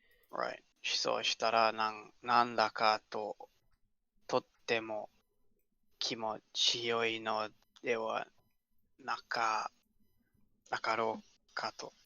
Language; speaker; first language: Japanese; non-native, learner; English